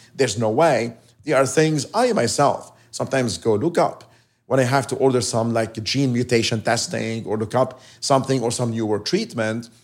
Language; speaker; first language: English; non-native, fluent; Arabic